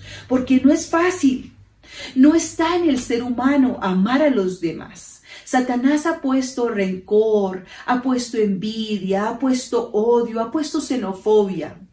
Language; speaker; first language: Spanish; native; Spanish